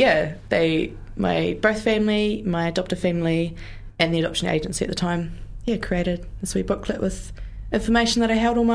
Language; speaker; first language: English; native; English